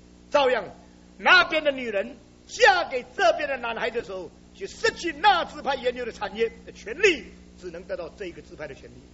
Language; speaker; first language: Chinese; native; Chinese